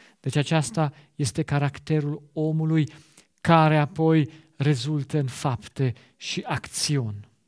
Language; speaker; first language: Romanian; non-native, fluent; German